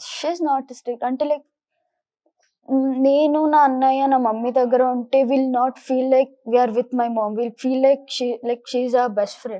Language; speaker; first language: Telugu; non-native, local second language; Kannada